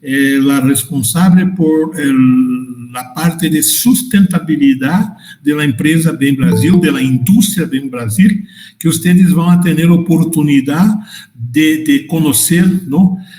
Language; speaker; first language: Spanish; non-native, fluent; Portuguese